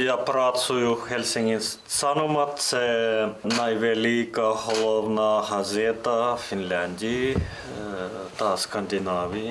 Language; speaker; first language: Ukrainian; non-native, learner; Finnish